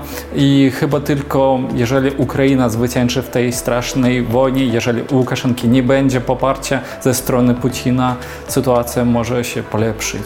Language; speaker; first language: Polish; non-native, fluent; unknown